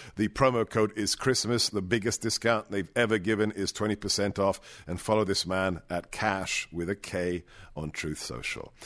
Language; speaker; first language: English; native; English